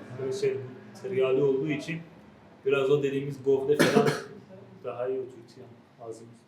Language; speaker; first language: Turkish; non-native, fluent; Persian